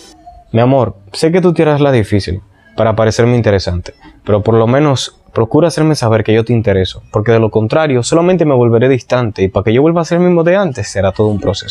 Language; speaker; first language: Spanish; native; Spanish